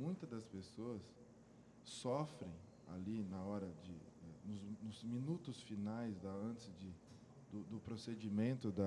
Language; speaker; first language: Portuguese; native; Portuguese